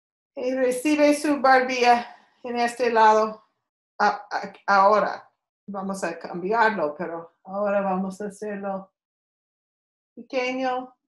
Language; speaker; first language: Spanish; non-native, learner; English